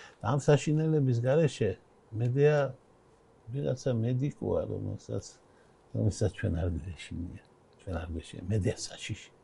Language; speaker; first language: Georgian; native; Georgian